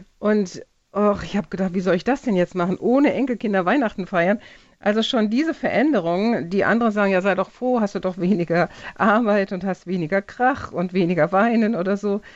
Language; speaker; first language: German; native; German